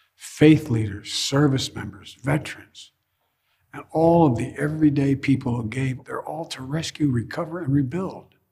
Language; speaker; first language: English; native; English